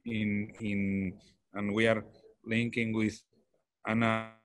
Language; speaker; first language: English; non-native, fluent; Spanish